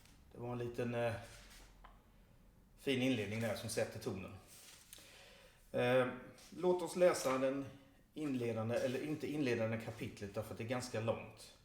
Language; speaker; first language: Swedish; native; Swedish